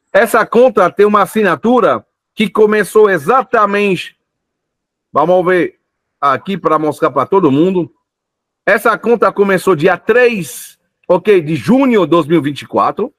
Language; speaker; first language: Portuguese; non-native, fluent; French